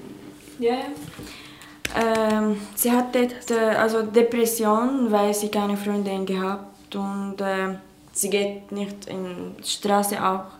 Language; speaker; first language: German; non-native, learner; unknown